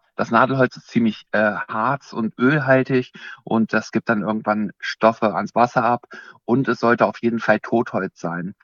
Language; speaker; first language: German; native; German